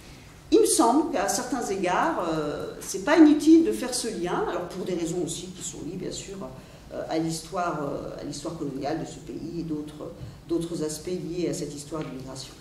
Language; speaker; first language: French; native; French